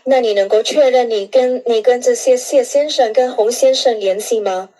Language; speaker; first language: Chinese; non-native, fluent; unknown